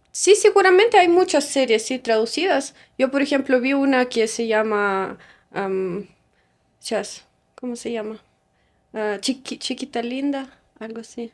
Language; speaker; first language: Spanish; non-native, fluent; Russian